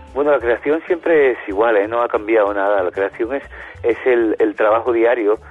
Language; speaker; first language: Spanish; native; Spanish